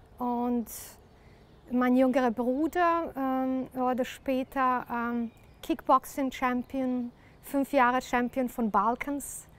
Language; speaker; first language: German; non-native, learner; Serbian